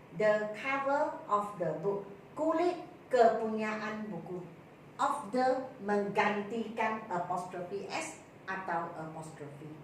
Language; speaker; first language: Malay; non-native, local second language; Chinese